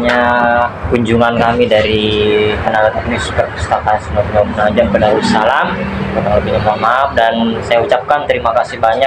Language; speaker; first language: Indonesian; native; Indonesian